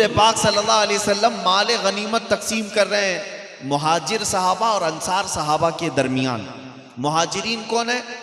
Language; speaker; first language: Urdu; native; Urdu